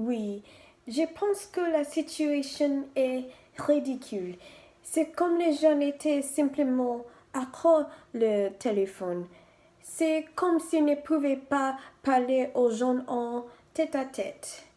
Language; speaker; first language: French; non-native, fluent; English